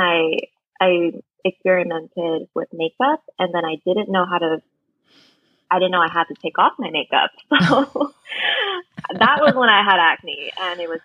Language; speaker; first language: English; native; English